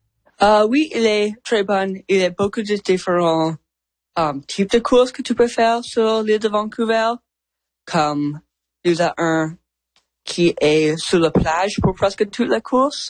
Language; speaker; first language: French; non-native, local second language; English